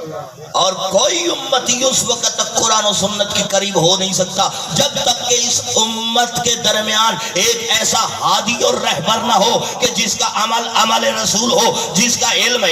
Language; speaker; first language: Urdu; non-native, local second language; Punjabi